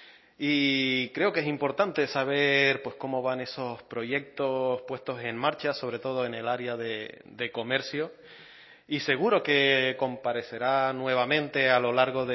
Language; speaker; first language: Spanish; native; Spanish